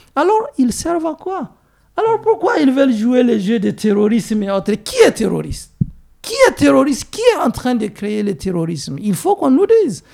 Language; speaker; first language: French; non-native, local second language; Hausa